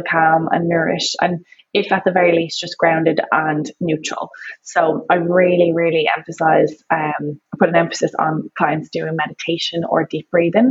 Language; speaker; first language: English; native; English